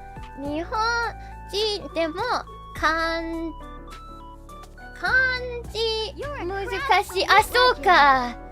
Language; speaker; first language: Japanese; non-native, learner; English